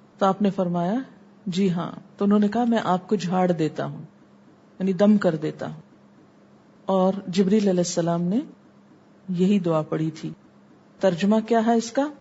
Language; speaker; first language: Urdu; native; Urdu